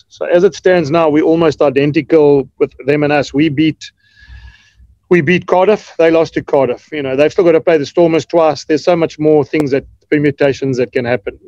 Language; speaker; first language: English; native; English